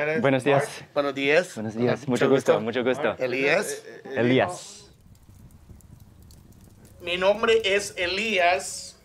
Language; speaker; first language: Spanish; non-native, local second language; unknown